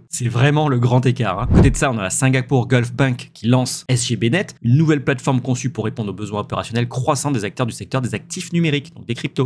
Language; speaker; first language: French; native; French